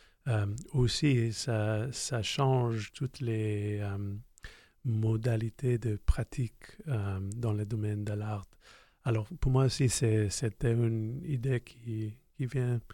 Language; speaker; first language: French; non-native, fluent; English